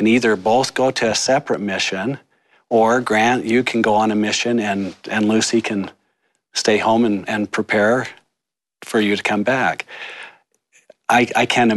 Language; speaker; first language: English; native; English